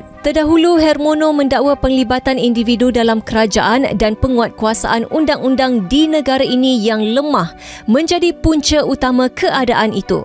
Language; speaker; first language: Malay; native; Malay